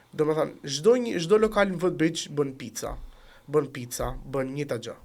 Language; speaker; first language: Albanian; early bilingual, heritage; Italian